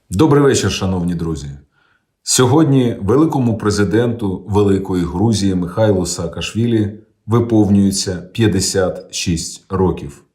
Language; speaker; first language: Ukrainian; native; Ukrainian